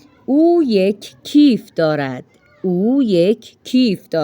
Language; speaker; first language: Persian; non-native, fluent; Urdu